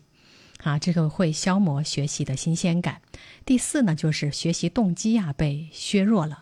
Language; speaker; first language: Chinese; native; Chinese